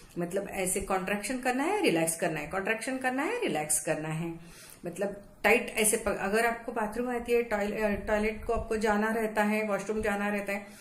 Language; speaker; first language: Hindi; non-native, local second language; Marathi